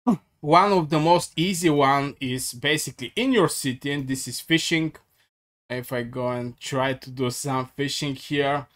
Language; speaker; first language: English; non-native, fluent; Bulgarian